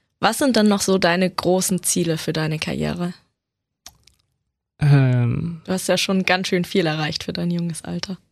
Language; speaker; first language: German; native; German